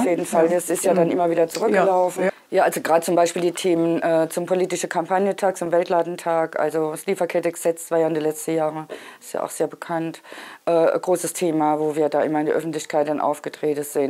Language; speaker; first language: German; native; German